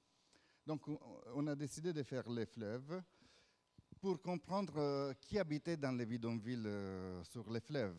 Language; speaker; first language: French; non-native, fluent; Italian